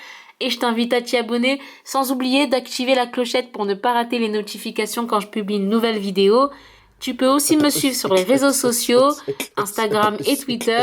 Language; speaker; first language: French; early bilingual, heritage; French